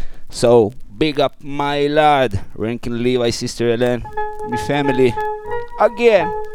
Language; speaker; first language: English; non-native, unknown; Hebrew